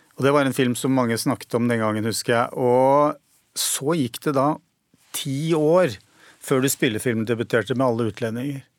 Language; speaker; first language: Norwegian; native; Norwegian